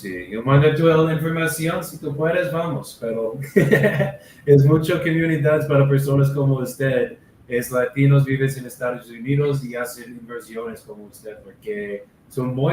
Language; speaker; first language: Spanish; non-native, learner; English